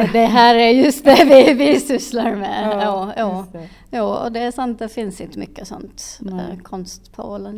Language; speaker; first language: Swedish; non-native, fluent; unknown